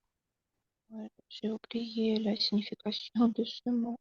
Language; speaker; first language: French; non-native, learner; Russian